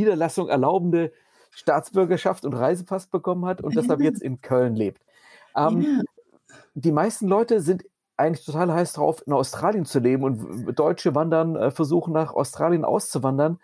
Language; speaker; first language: German; native; German